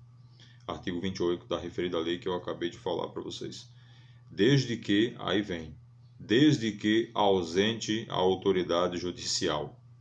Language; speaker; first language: Portuguese; native; Portuguese